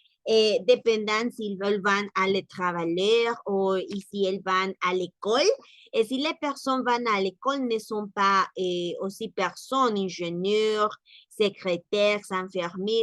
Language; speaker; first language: French; non-native, learner; Spanish